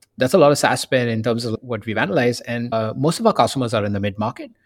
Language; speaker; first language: English; non-native, local second language; Tamil